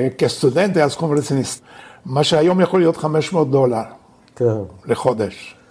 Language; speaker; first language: Hebrew; non-native, fluent; Spanish